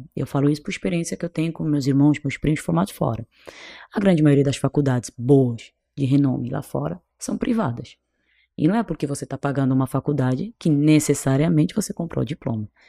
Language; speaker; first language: Portuguese; non-native, local second language; Kabuverdianu